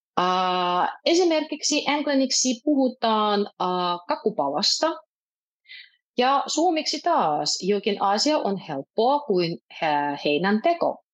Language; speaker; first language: Finnish; non-native, fluent; Russian